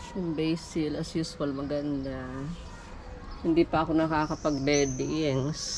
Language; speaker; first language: Filipino; non-native, local second language; Bikol